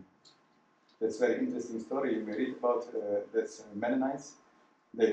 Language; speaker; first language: English; non-native, fluent; Ukrainian